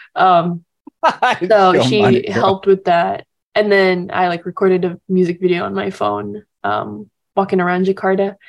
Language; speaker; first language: English; early bilingual, other home language; Indonesian